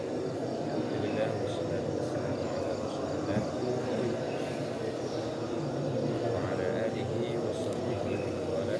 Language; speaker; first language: Arabic; non-native, fluent; Indonesian